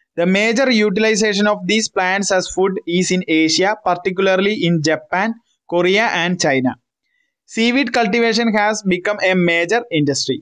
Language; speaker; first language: English; non-native, local second language; Malayalam